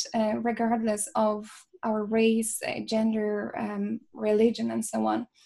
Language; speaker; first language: English; non-native, fluent; Polish